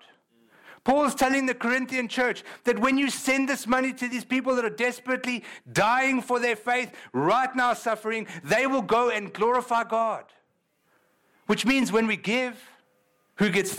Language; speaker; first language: English; native; English